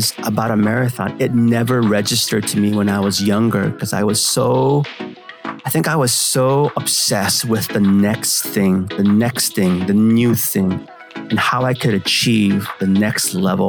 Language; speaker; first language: English; early bilingual, other home language; Korean